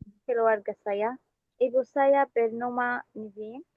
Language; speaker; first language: Indonesian; non-native, learner; Arabic